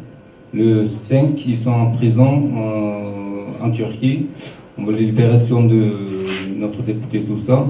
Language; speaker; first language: French; non-native, learner; Kurdish